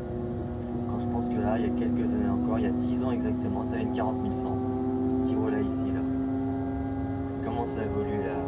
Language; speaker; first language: French; native; French